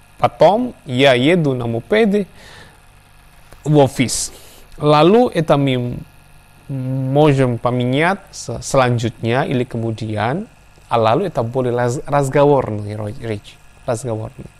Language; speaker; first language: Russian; non-native, learner; Javanese